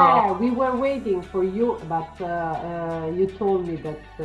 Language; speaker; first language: English; non-native, learner; Italian